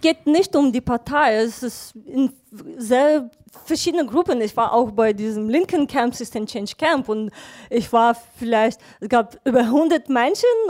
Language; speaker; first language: German; non-native, fluent; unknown